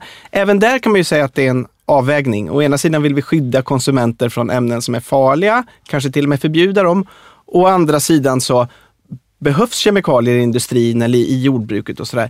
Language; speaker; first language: Swedish; native; Swedish